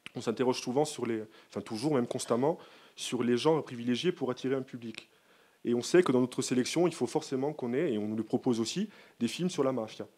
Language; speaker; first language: French; native; French